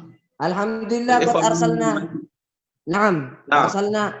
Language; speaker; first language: Arabic; non-native, fluent; Indonesian